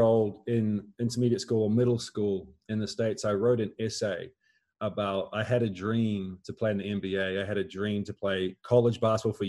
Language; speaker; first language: English; native; English